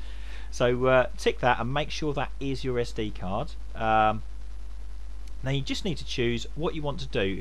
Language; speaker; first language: English; native; English